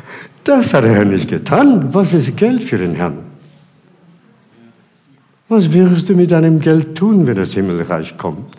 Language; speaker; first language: German; non-native, fluent; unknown